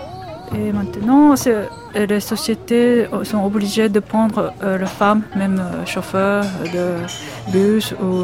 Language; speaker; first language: French; non-native, learner; Japanese